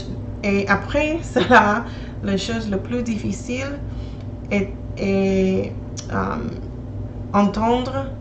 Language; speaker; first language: French; non-native, learner; English